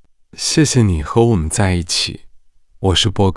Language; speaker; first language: Chinese; non-native, fluent; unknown